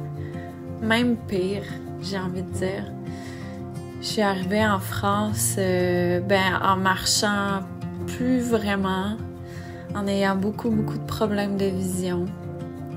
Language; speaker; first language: French; native; French